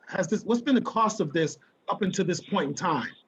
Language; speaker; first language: English; native; English